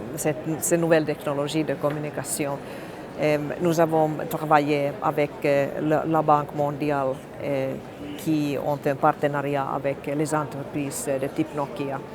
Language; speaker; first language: French; non-native, fluent; Finnish